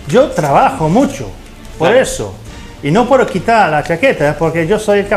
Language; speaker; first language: Spanish; non-native, fluent; English